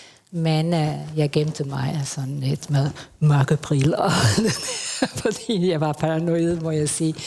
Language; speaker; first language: Danish; non-native, fluent; Spanish